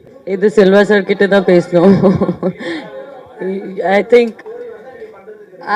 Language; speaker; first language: Tamil; non-native, fluent; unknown